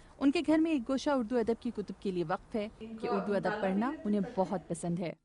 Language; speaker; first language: Urdu; native; Urdu